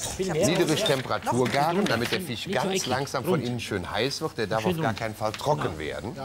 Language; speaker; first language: German; native; German